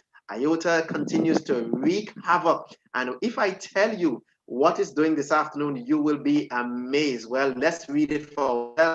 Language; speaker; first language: English; native; English